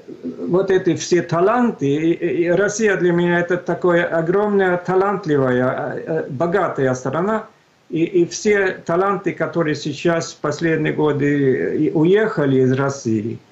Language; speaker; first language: Russian; non-native, fluent; Swedish